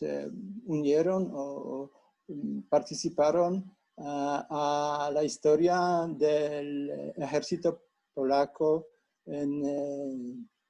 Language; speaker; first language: Spanish; non-native, fluent; Polish